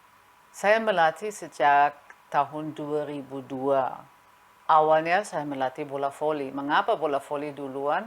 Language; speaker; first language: Indonesian; non-native, fluent; German